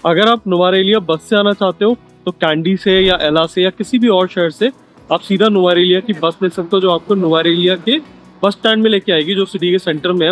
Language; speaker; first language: Hindi; native; Hindi